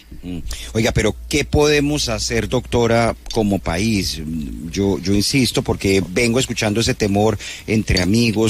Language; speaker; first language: Spanish; native; Spanish